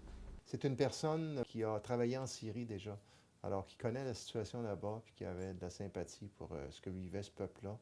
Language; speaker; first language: French; native; French